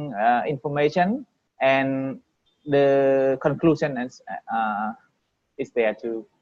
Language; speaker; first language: English; non-native, learner; Vietnamese